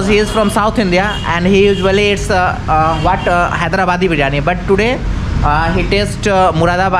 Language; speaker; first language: English; non-native, local second language; Hindi